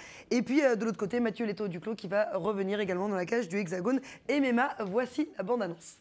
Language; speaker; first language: French; native; French